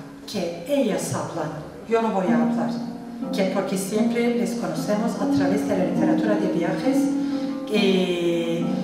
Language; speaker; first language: Spanish; non-native, fluent; Turkish